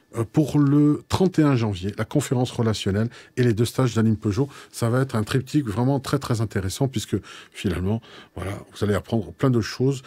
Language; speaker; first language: French; native; French